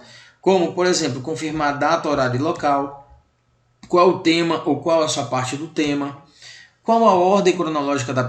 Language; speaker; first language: Portuguese; native; Portuguese